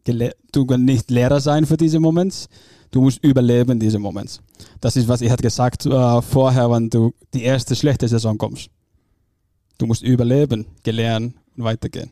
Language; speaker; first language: German; non-native, fluent; Finnish